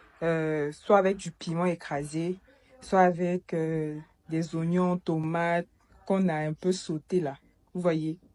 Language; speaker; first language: French; native; French